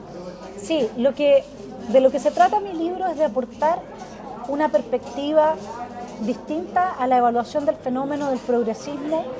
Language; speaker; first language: Spanish; native; Spanish